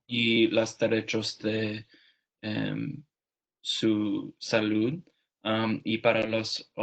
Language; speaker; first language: Spanish; non-native, learner; English